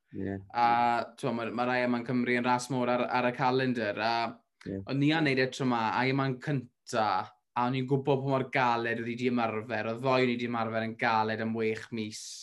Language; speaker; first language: Welsh; native; Welsh